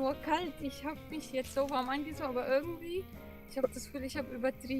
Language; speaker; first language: German; non-native, fluent; Arabic